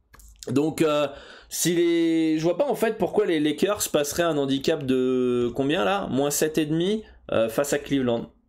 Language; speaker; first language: French; native; French